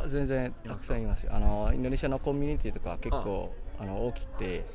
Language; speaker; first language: Japanese; non-native, fluent; Indonesian